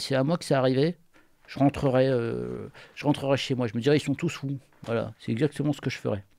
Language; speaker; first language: French; native; French